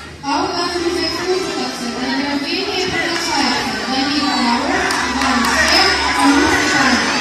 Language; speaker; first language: Russian; native; Russian